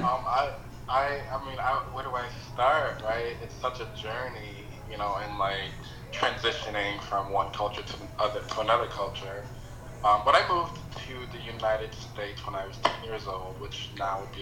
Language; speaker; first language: English; non-native, local second language; Yoruba